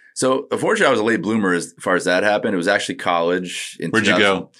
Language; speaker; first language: English; native; English